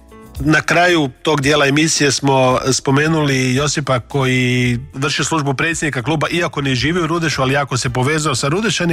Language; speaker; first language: Croatian; native; Croatian